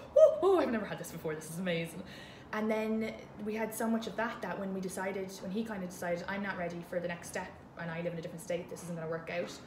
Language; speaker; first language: English; native; English